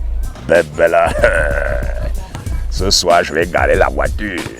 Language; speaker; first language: French; native; French